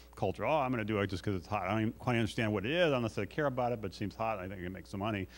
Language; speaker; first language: English; native; English